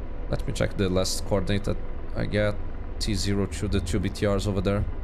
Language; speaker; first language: English; non-native, fluent; Portuguese